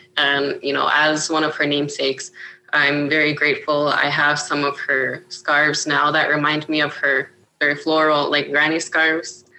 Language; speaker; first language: English; native; English